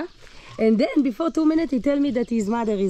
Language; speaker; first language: English; non-native, learner; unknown